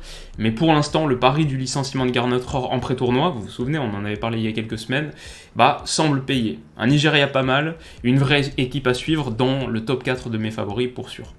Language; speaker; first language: French; native; French